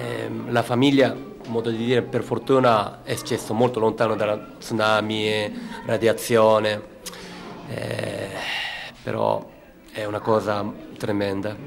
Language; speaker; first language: Italian; non-native, learner; Japanese